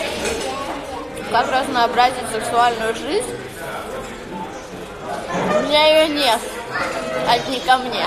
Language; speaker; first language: Russian; native; Russian